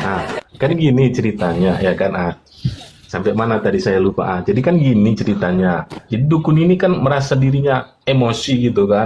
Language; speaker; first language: Indonesian; native; Indonesian